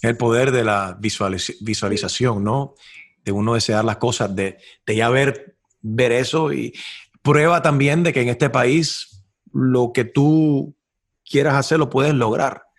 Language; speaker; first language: Spanish; early bilingual, heritage; Spanish